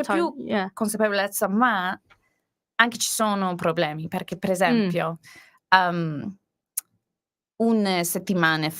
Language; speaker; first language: Italian; non-native, learner; English